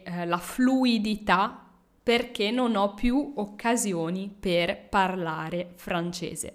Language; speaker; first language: Italian; native; Italian